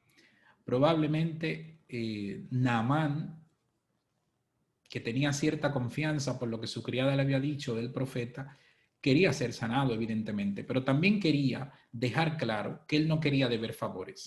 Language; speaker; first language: Spanish; native; Spanish